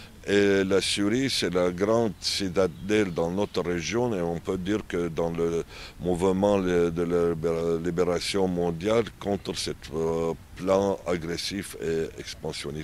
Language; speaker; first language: French; non-native, learner; Arabic